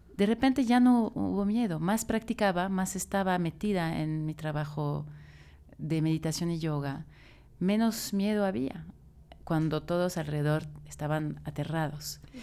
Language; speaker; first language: Spanish; non-native, fluent; French